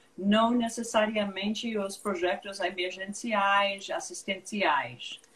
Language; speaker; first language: Portuguese; non-native, fluent; English